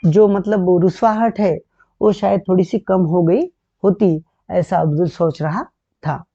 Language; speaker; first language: Hindi; non-native, local second language; Marathi